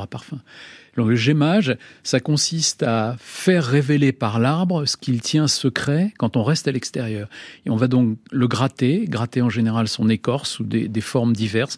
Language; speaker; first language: French; native; French